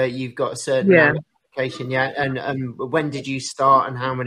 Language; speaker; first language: English; native; English